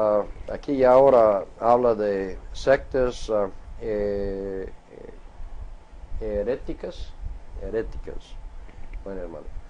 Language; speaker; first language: Spanish; non-native, fluent; English